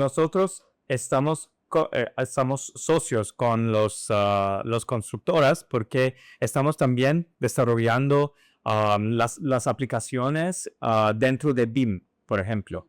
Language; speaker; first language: Spanish; non-native, fluent; English